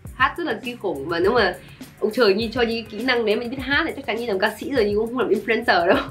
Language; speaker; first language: Vietnamese; early bilingual, other home language; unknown